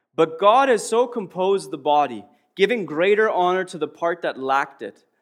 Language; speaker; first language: English; native; English